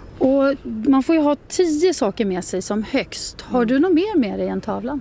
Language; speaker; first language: Swedish; native; Swedish